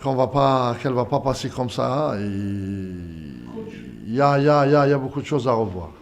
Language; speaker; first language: French; non-native, local second language; Arabic